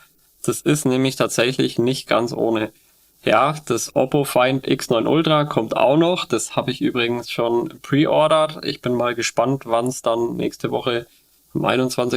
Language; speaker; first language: German; native; German